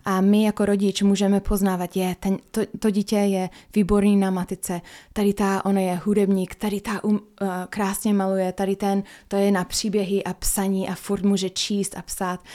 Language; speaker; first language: Czech; non-native, fluent; English